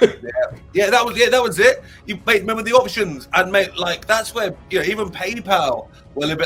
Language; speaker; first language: English; native; English